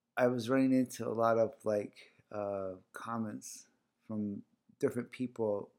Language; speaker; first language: English; early bilingual, other home language; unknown